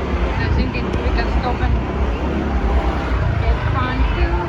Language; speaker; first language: English; non-native, learner; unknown